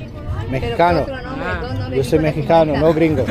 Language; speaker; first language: Spanish; non-native, learner; Serbian